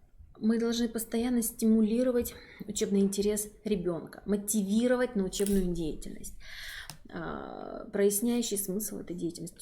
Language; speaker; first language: Russian; native; Russian